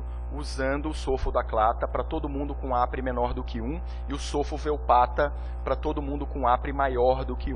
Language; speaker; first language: Portuguese; native; Portuguese